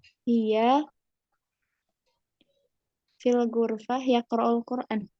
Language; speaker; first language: Arabic; non-native, learner; Indonesian